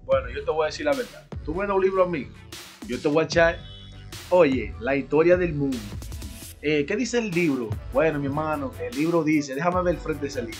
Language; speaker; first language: Spanish; early bilingual, other home language; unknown